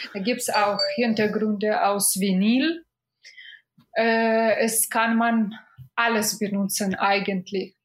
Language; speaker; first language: German; non-native, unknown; Russian